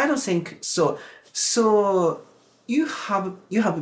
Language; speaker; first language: English; non-native, learner; Japanese